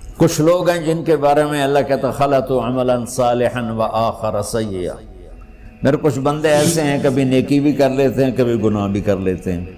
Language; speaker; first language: Urdu; non-native, local second language; Punjabi